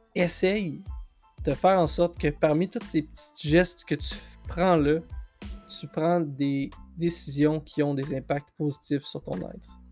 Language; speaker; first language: French; native; French